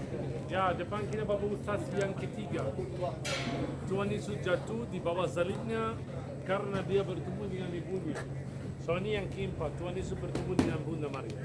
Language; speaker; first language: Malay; non-native, fluent; Arabic